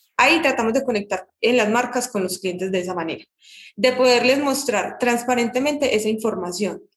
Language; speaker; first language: Spanish; native; Spanish